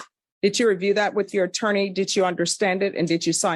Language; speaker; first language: English; native; English